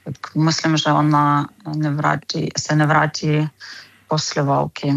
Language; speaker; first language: Czech; non-native, fluent; Ukrainian